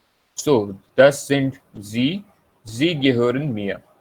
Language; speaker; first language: German; non-native, fluent; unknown